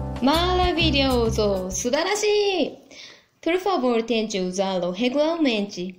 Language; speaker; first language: Portuguese; non-native, learner; Japanese